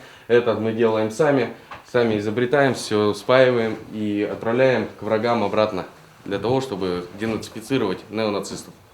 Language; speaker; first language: Russian; native; Russian